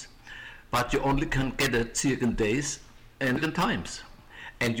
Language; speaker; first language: English; non-native, fluent; German